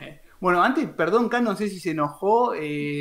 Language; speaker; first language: Spanish; native; Spanish